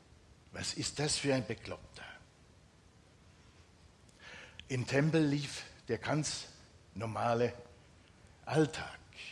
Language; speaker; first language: German; non-native, fluent; Finnish